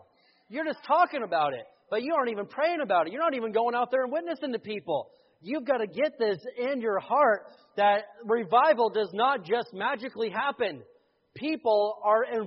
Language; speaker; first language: English; native; English